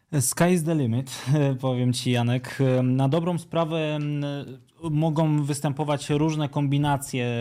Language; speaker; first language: Polish; native; Polish